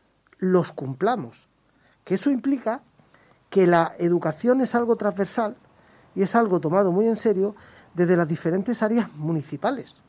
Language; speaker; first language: Spanish; native; Spanish